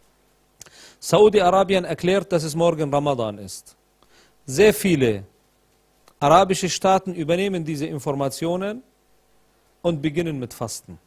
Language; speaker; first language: German; non-native, fluent; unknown